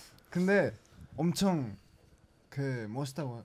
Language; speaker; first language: Korean; non-native, learner; Japanese